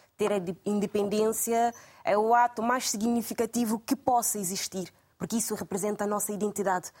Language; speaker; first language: Portuguese; non-native, local second language; Kabuverdianu